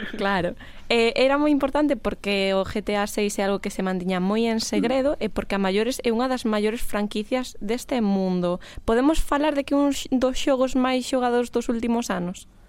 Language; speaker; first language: Galician; non-native, local second language; Spanish